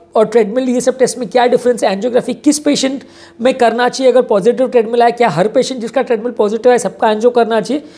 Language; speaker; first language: Hindi; native; Hindi